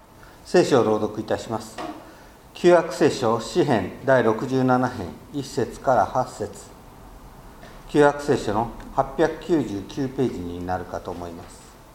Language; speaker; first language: Japanese; native; Japanese